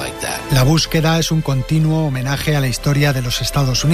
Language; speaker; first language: Spanish; native; Spanish